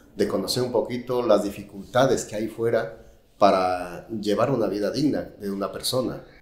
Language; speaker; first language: Spanish; native; Spanish